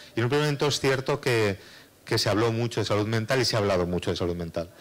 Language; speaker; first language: Spanish; native; Spanish